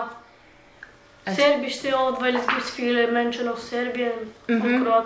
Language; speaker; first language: German; early bilingual, other home language; Bulgarian